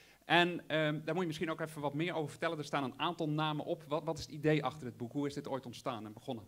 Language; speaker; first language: Dutch; native; Dutch